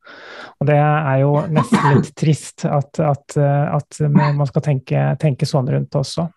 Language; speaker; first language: Norwegian; native; Norwegian